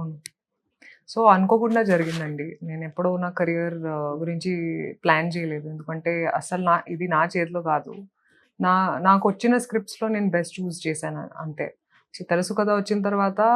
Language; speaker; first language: Telugu; non-native, local second language; Hindi